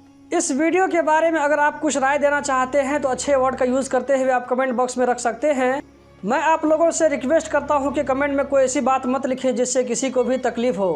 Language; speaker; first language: Hindi; native; Hindi